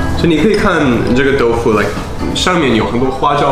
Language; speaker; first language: Chinese; non-native, fluent; English